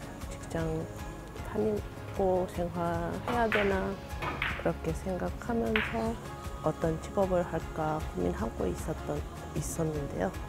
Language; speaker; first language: Korean; non-native, fluent; Japanese